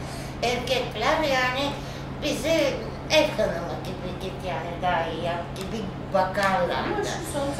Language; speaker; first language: Turkish; non-native, fluent; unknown